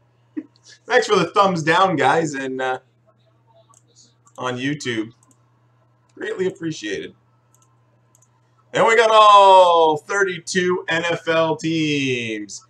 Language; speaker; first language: English; native; English